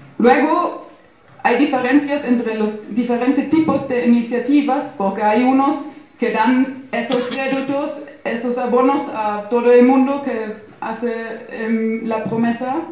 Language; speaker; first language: Spanish; non-native, fluent; German